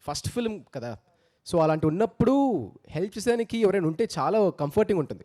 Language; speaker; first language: Telugu; early bilingual, heritage; Telugu